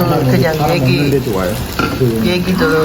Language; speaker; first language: Korean; non-native, fluent; Filipino